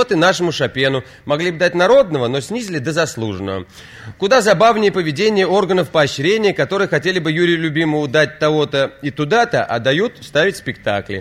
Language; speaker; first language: Russian; native; Russian